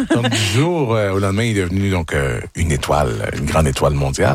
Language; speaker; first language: French; native; French